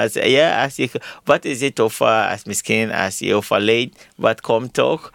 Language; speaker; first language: Dutch; non-native, learner; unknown